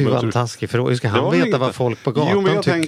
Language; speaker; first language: Swedish; native; Swedish